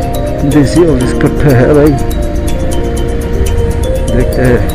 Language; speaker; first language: Hindi; non-native, local second language; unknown